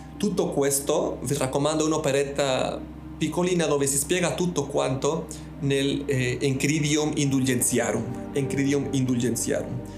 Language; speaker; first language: Italian; non-native, fluent; Spanish